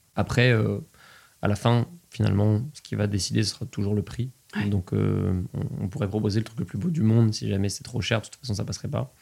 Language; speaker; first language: French; native; French